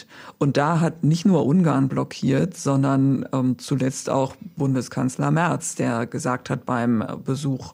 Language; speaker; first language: German; native; German